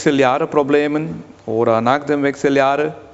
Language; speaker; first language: German; non-native, learner; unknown